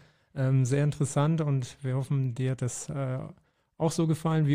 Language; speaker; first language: German; native; German